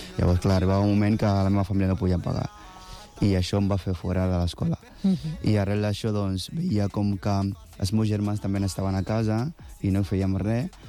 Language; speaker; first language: Catalan; non-native, fluent; Akan